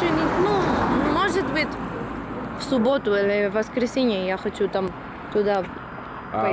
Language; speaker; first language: Russian; non-native, learner; Spanish